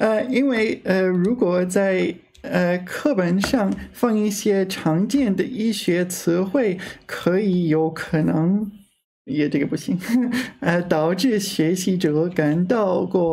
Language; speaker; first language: Chinese; non-native, learner; English